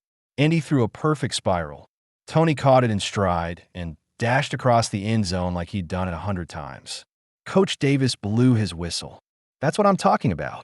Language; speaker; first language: English; native; English